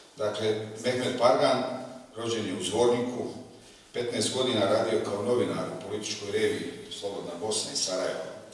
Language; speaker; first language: Bosnian; native; Bosnian